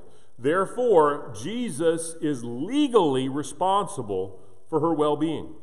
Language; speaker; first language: English; native; English